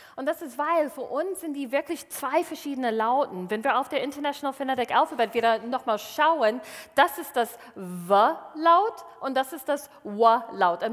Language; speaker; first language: German; non-native, fluent; English